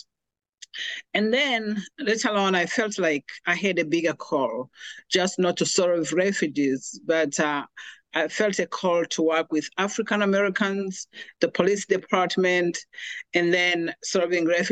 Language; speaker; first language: English; non-native, local second language; Kinyarwanda